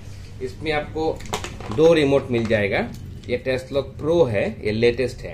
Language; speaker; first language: Hindi; non-native, learner; Bangla